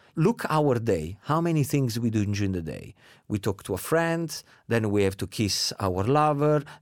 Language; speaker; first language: English; non-native, fluent; Italian